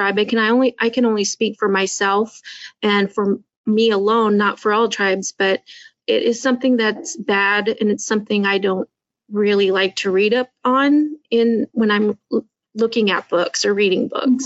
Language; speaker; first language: English; native; English